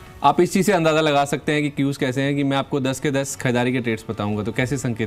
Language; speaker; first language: Hindi; native; Hindi